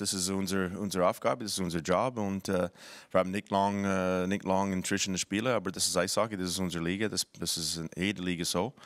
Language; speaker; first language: German; non-native, fluent; English